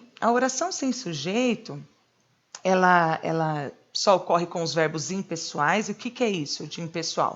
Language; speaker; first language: Portuguese; native; Portuguese